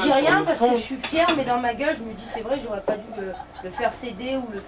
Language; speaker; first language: French; native; French